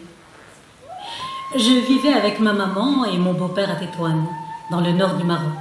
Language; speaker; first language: French; non-native, local second language; Arabic